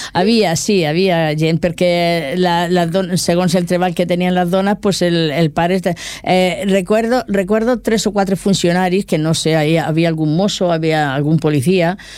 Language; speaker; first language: Catalan; non-native, local second language; Spanish